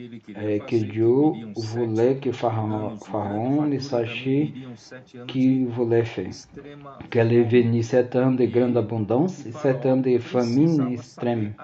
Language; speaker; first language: French; non-native, learner; Portuguese